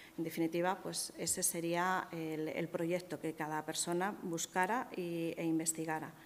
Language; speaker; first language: Spanish; native; Spanish